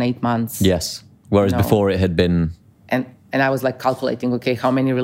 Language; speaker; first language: English; non-native, fluent; Croatian